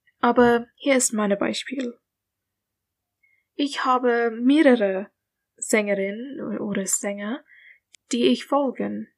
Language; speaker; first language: German; non-native, learner; English